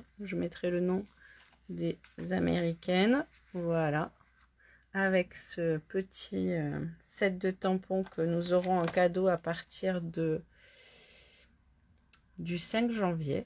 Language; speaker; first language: French; native; French